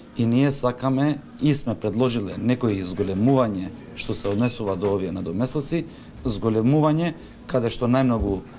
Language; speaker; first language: Macedonian; non-native, local second language; Albanian